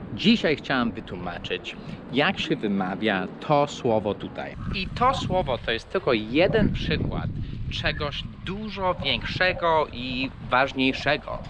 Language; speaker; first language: Polish; non-native, fluent; English